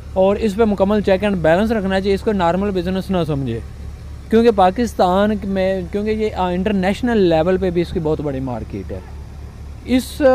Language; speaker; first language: Urdu; non-native, local second language; Punjabi